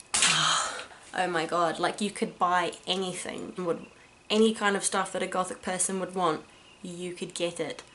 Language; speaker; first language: English; native; English